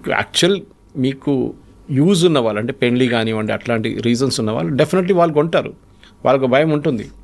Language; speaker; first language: Telugu; non-native, local second language; Malayalam